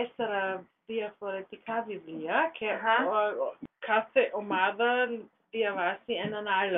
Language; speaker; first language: Greek; non-native, learner; German